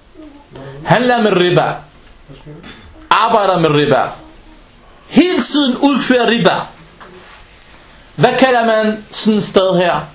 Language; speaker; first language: Danish; non-native, local second language; Arabic